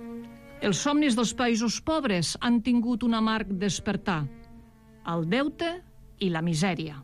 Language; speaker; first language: Catalan; native; Catalan